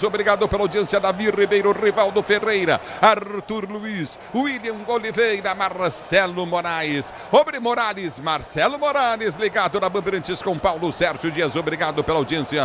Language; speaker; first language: Portuguese; native; Portuguese